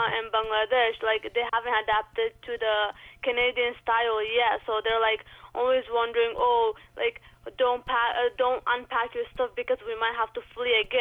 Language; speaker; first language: English; early bilingual, other home language; Rohingya